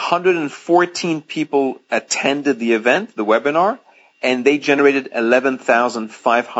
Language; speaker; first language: English; non-native, fluent; Greek